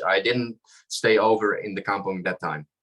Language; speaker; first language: English; non-native, fluent; Dutch